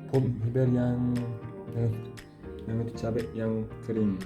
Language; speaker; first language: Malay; non-native, learner; Turkish